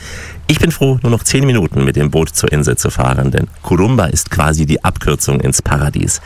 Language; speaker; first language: German; native; German